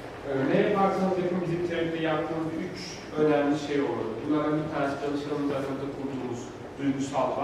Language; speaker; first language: Turkish; native; Turkish